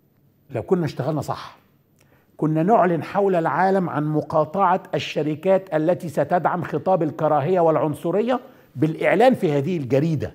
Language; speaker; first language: Arabic; native; Arabic